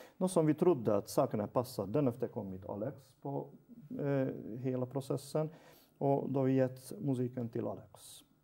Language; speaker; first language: Swedish; non-native, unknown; Hungarian